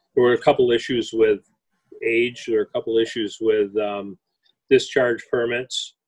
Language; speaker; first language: English; native; English